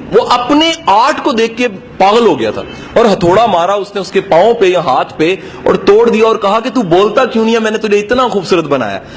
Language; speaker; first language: Urdu; non-native, local second language; Punjabi